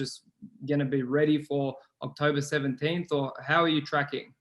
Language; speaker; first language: English; native; English